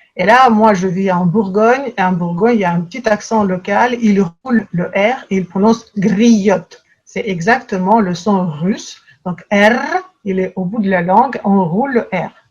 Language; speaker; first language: French; non-native, fluent; Russian